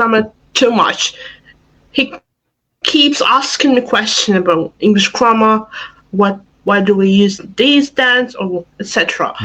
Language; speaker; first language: English; non-native, fluent; Russian